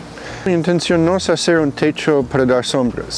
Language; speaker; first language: Spanish; non-native, fluent; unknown